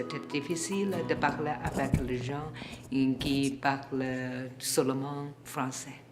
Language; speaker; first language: French; non-native, learner; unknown